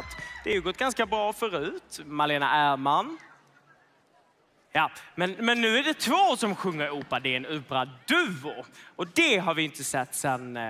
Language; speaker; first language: Swedish; native; Swedish